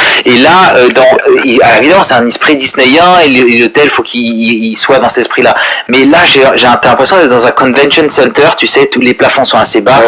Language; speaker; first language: French; native; French